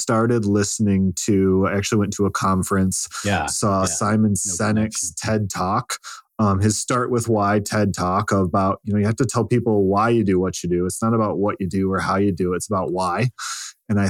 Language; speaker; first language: English; native; English